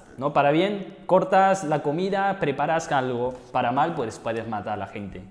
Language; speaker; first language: Spanish; non-native, fluent; Chinese